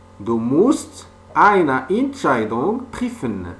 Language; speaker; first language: German; non-native, fluent; French